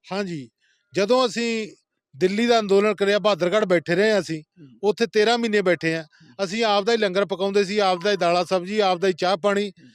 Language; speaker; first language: Punjabi; native; Punjabi